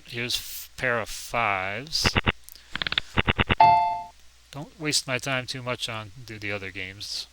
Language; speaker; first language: English; native; English